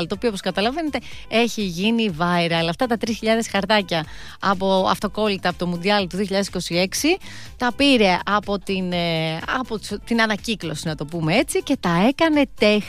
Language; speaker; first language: Greek; native; Greek